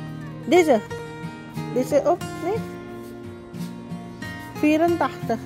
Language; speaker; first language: Dutch; non-native, learner; Indonesian